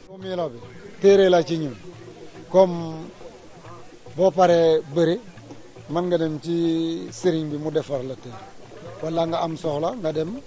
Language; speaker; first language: Wolof; non-native, local second language; Jola-Fonyi